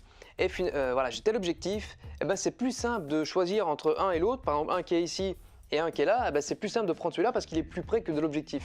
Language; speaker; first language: French; native; French